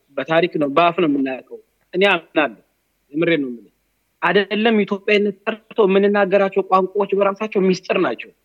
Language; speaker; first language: Amharic; native; Amharic